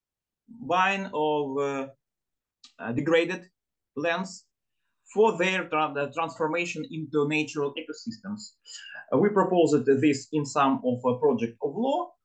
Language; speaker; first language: English; non-native, learner; Ukrainian